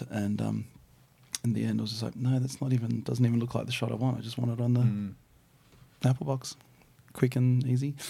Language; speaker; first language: English; native; English